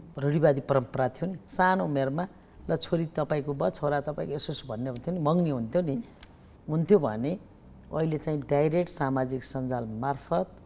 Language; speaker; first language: Nepali; native; Nepali